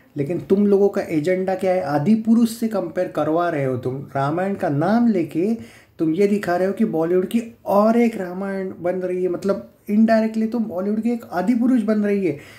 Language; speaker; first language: Hindi; non-native, local second language; Marathi